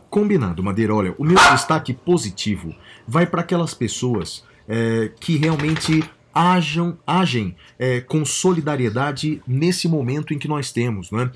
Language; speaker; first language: Portuguese; native; Portuguese